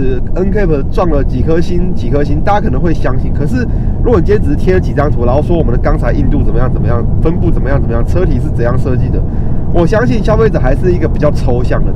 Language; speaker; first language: Chinese; native; Chinese